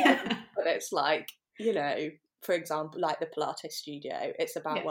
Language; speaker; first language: English; native; English